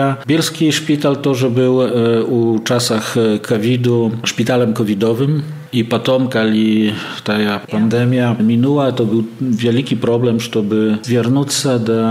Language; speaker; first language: Polish; non-native, local second language; Belarusian